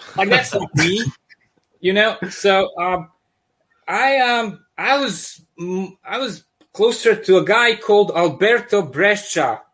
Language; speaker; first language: English; non-native, fluent; Serbian